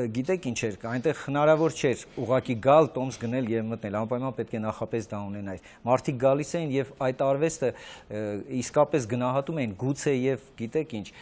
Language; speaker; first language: Armenian; native; Armenian